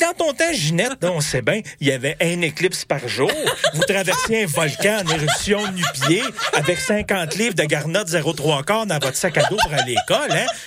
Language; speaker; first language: French; native; French